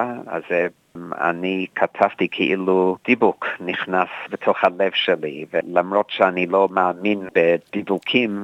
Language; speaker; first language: Hebrew; non-native, fluent; English